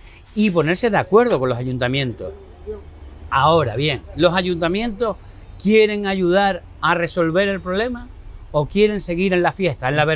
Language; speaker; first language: Spanish; native; Spanish